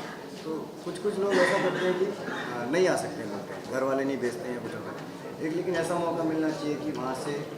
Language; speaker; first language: Hindi; native; Hindi